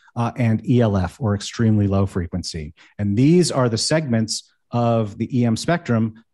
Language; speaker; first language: English; native; English